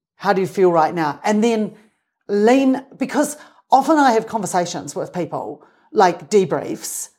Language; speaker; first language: English; native; English